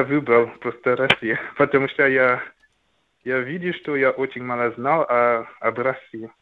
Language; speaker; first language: Russian; non-native, learner; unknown